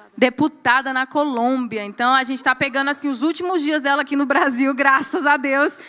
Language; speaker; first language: Portuguese; native; Portuguese